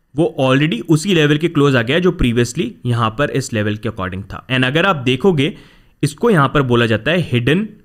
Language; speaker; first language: Hindi; native; Hindi